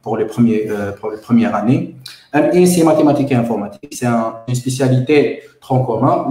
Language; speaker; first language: French; non-native, local second language; Arabic